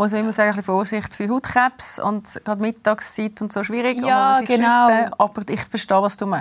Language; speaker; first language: German; native; German